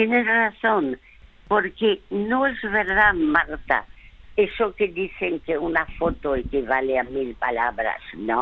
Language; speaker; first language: Spanish; early bilingual, other home language; French